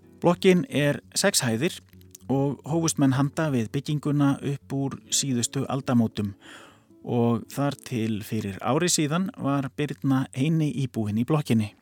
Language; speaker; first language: Icelandic; native; Icelandic